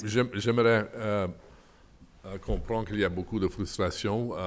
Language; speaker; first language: French; non-native, local second language; English